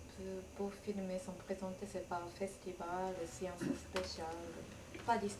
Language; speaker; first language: French; non-native, fluent; Japanese